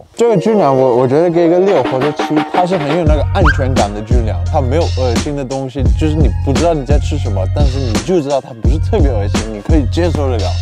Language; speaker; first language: Chinese; non-native, fluent; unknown